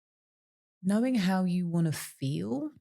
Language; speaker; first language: English; native; English